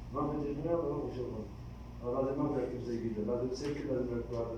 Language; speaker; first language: Arabic; non-native, learner; Bangla